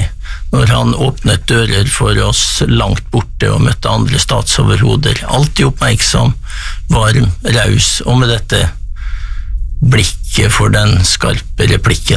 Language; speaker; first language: Norwegian; native; Norwegian